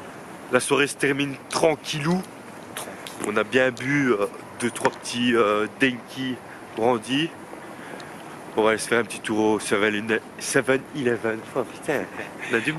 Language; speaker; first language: French; native; French